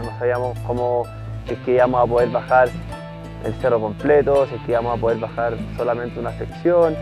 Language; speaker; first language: Spanish; native; Spanish